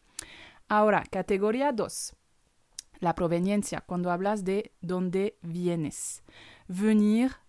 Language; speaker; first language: Spanish; non-native, fluent; French